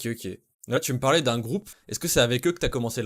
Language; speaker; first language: French; native; French